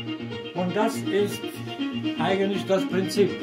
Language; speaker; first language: German; non-native, fluent; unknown